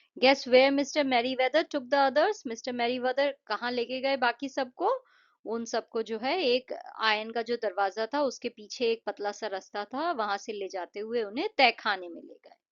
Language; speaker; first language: Hindi; native; Hindi